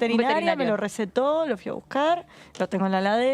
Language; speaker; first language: Spanish; native; Spanish